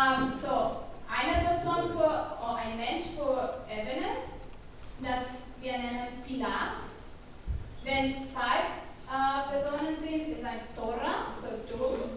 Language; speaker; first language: German; non-native, learner; Catalan